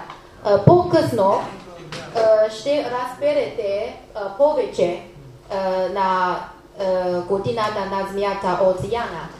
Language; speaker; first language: Bulgarian; non-native, learner; Chinese